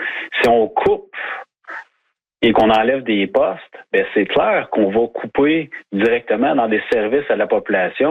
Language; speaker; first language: French; native; French